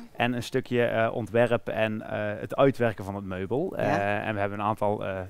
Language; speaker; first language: Dutch; native; Dutch